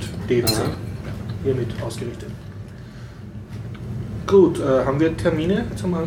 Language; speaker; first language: German; native; German